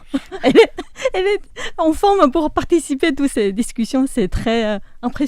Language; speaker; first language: French; non-native, fluent; Chinese